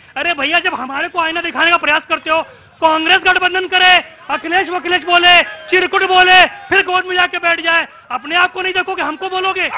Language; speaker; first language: Hindi; native; Hindi